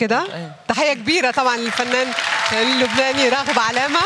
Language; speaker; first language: Arabic; native; Arabic